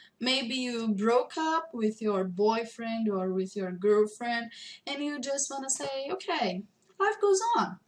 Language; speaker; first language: English; non-native, fluent; Portuguese